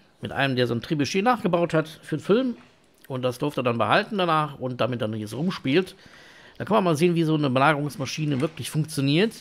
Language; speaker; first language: German; native; German